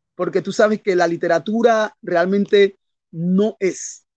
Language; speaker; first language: Spanish; native; Spanish